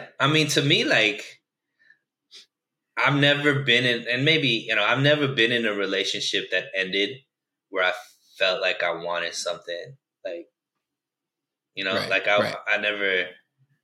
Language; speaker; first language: English; native; English